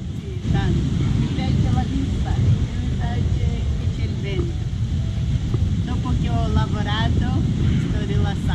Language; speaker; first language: Italian; non-native, fluent; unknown